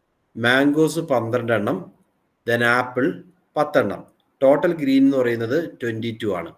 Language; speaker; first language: Malayalam; native; Malayalam